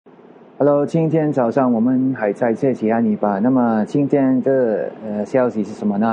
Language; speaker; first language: Chinese; non-native, learner; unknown